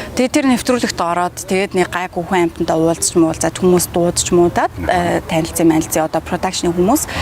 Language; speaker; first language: Mongolian; early bilingual, heritage; Mongolian